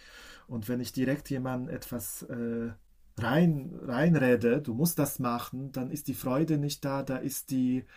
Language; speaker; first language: German; non-native, fluent; Polish